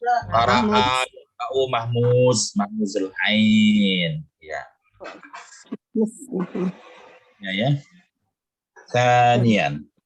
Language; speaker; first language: Arabic; non-native, fluent; Indonesian